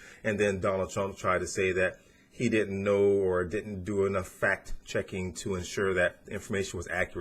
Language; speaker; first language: English; native; English